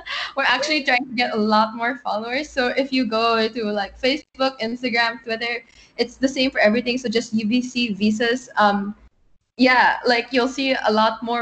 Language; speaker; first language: English; non-native, local second language; Filipino